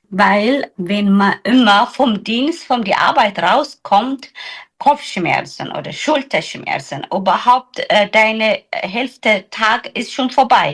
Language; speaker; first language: German; non-native, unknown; Tigrinya